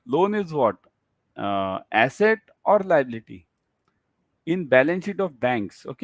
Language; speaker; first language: English; non-native, local second language; Hindi